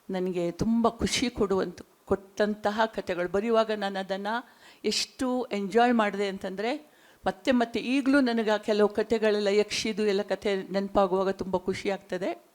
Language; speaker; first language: Kannada; non-native, local second language; Konkani